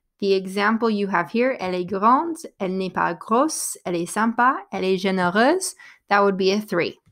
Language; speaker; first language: French; non-native, fluent; English